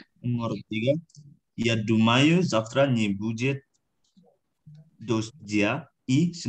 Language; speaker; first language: Russian; non-native, learner; Indonesian